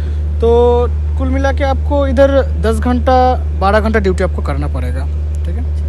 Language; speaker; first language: Hindi; non-native, local second language; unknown